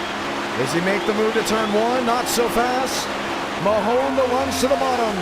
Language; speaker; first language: English; native; English